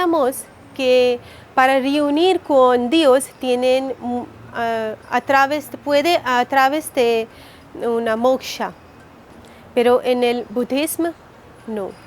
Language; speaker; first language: Spanish; non-native, learner; Hindi